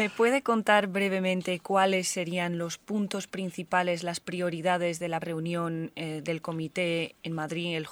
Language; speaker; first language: Spanish; native; Spanish